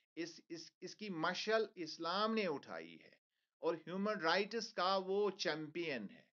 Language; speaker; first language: Hindi; non-native, local second language; Kashmiri